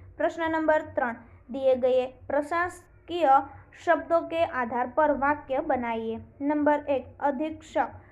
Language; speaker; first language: Hindi; non-native, local second language; Gujarati